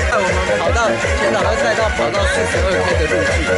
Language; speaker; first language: Chinese; native; Chinese